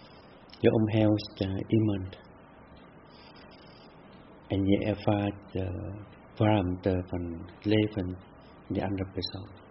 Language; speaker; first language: Dutch; non-native, fluent; Vietnamese